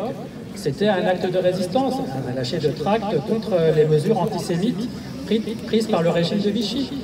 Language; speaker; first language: French; native; French